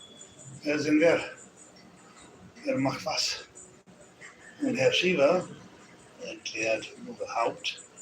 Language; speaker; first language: German; non-native, learner; English